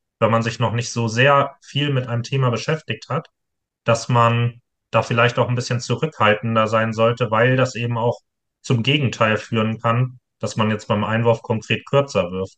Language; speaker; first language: German; native; German